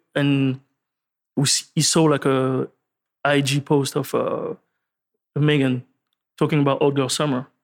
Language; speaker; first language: English; non-native, learner; French